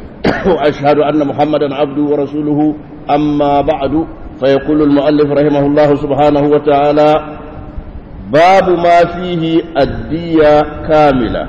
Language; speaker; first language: Arabic; non-native, fluent; Hausa